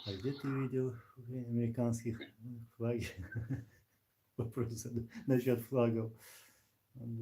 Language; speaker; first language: Russian; non-native, local second language; Chechen